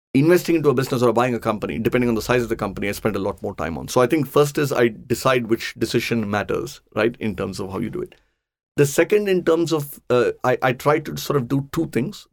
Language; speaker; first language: English; non-native, local second language; Tamil